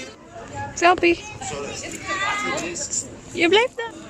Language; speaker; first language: Dutch; non-native, learner; Filipino